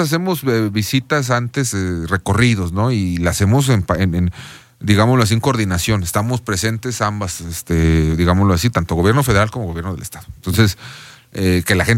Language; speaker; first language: Spanish; native; Spanish